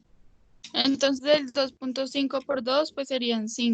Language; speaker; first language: Spanish; native; Spanish